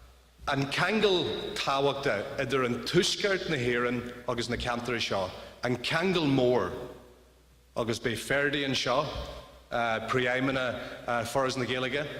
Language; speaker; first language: Irish; non-native, learner; English